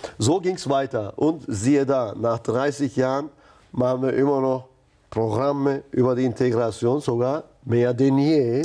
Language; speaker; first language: German; non-native, fluent; Turkish